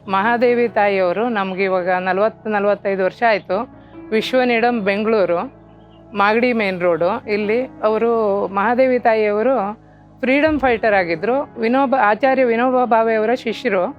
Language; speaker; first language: Kannada; native; Kannada